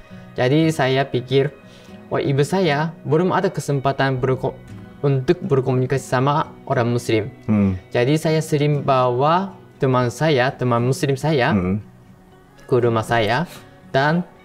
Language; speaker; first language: Indonesian; non-native, fluent; Japanese